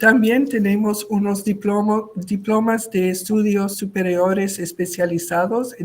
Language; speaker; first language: Spanish; non-native, local second language; French